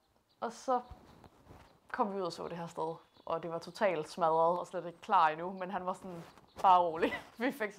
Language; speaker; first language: Danish; native; Danish